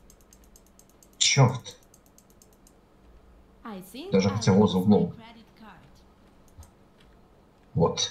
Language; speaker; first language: Russian; native; Russian